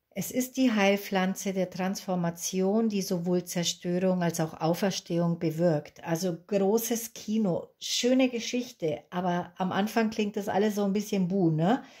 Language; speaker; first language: German; non-native, fluent; Spanish